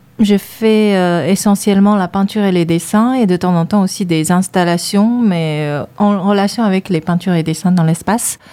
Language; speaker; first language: French; non-native, fluent; Chinese